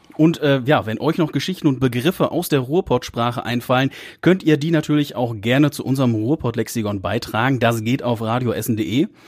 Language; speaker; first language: German; native; German